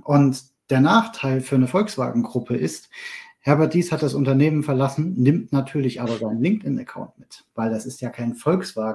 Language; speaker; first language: German; native; German